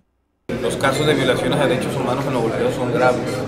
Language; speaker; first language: Spanish; native; Spanish